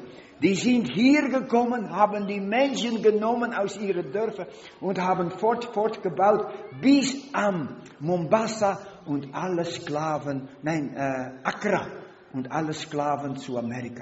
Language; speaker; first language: German; non-native, learner; Dutch